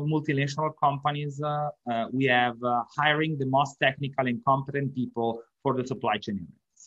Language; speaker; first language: English; non-native, fluent; Italian